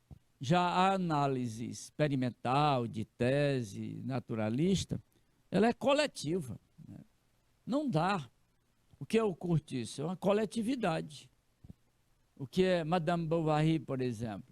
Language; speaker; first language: Portuguese; native; Portuguese